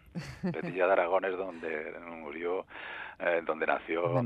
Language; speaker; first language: Spanish; native; Spanish